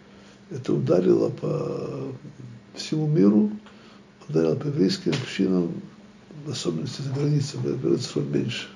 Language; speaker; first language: Russian; native; Russian